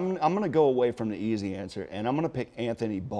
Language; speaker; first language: English; native; English